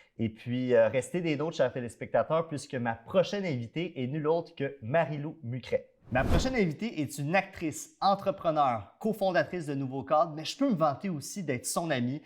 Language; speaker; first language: French; native; French